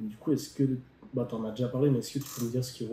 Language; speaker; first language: French; native; French